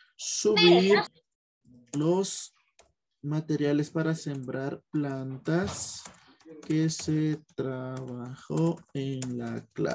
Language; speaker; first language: Spanish; native; Spanish